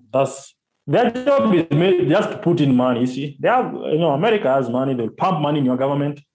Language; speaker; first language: English; non-native, local second language; Luo (Kenya and Tanzania)